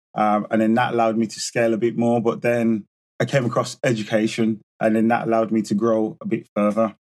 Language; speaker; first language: English; native; English